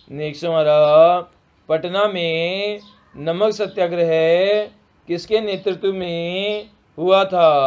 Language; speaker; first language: Hindi; native; Hindi